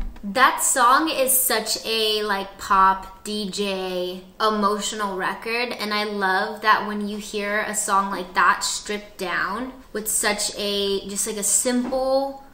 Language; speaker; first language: English; early bilingual, other home language; Spanish